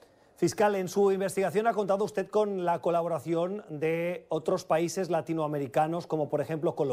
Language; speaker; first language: Spanish; native; Spanish